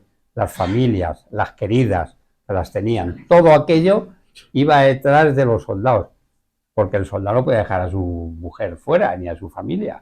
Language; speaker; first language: Spanish; native; Spanish